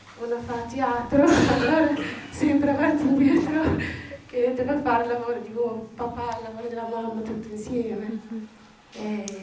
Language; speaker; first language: Italian; non-native, fluent; Arabic